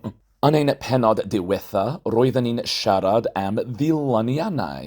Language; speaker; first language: Welsh; non-native, fluent; English